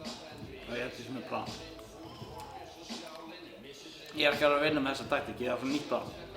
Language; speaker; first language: Icelandic; non-native, fluent; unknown